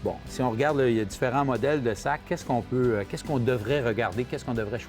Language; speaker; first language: French; native; French